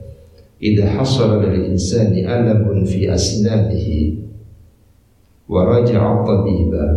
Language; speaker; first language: Arabic; non-native, fluent; Indonesian